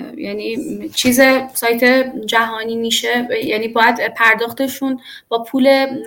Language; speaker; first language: Persian; native; Persian